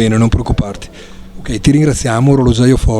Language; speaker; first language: Italian; native; Italian